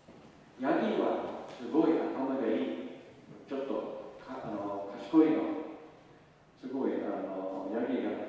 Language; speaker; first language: Japanese; non-native, learner; English